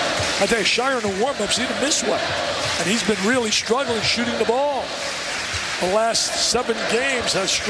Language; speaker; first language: English; native; English